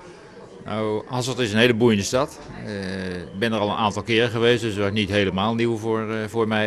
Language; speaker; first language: Dutch; native; Dutch